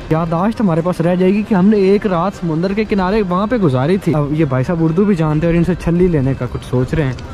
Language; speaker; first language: Urdu; non-native, local second language; Punjabi